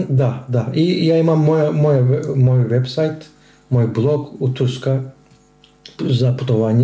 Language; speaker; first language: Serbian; non-native, learner; Turkish